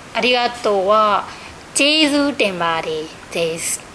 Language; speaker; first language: Japanese; non-native, fluent; Burmese